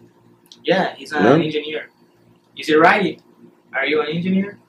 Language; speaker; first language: English; non-native, learner; Portuguese